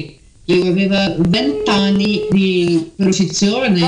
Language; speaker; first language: Italian; early bilingual, heritage; Portuguese